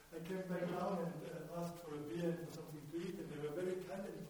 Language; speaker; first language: English; non-native, fluent; German